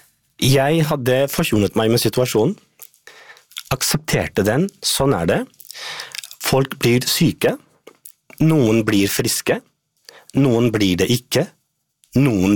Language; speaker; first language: Norwegian; non-native, fluent; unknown